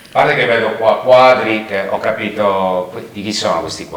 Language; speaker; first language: Italian; native; Italian